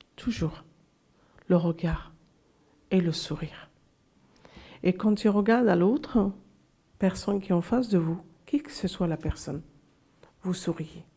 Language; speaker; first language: French; non-native, local second language; Arabic